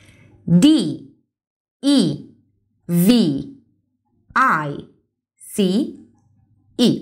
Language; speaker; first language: English; non-native, fluent; Spanish